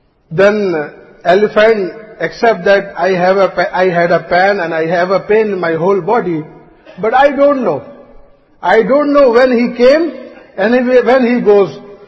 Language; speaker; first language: English; non-native, local second language; Urdu